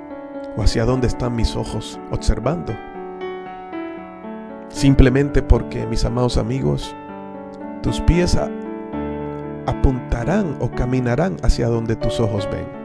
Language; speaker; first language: Spanish; native; Spanish